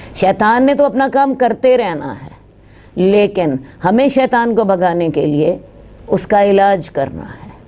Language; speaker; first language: Urdu; non-native, local second language; Punjabi